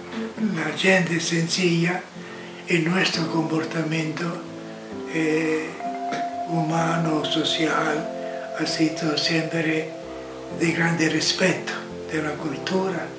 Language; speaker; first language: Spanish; non-native, fluent; Italian